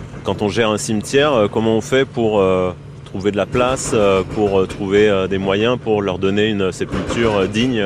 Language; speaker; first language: French; native; French